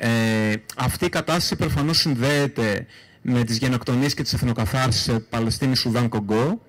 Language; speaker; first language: Greek; native; Greek